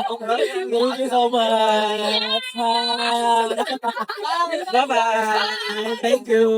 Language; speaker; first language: English; non-native, local second language; Filipino